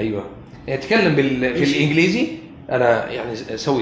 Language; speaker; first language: Arabic; non-native, fluent; Urdu